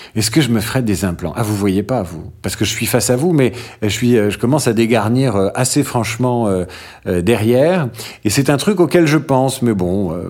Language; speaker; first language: French; native; French